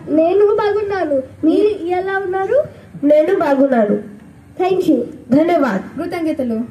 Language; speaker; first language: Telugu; non-native, learner; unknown